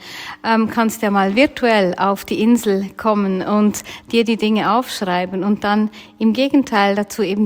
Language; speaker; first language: German; native; German